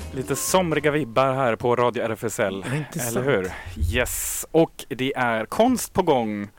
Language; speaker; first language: Swedish; native; Swedish